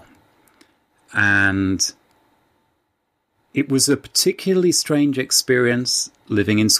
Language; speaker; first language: English; native; English